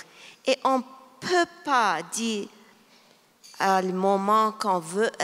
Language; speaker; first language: French; non-native, local second language; English